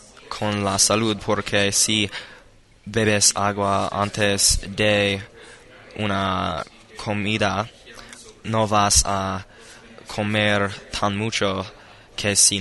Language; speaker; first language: Spanish; non-native, learner; English